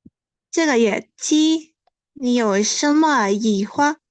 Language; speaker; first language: Chinese; non-native, learner; Spanish